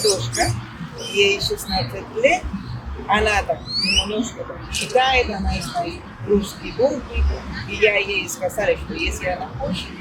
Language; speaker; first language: Russian; non-native, fluent; Spanish